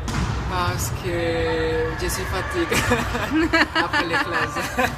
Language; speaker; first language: French; non-native, learner; Spanish